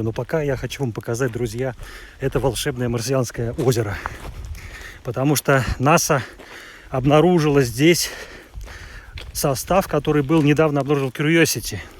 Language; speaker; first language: Russian; native; Russian